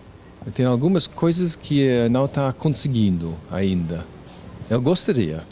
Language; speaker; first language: Portuguese; non-native, learner; English